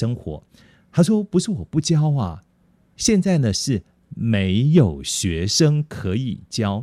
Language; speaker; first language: Chinese; native; Chinese